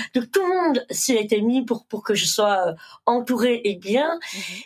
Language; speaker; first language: French; native; French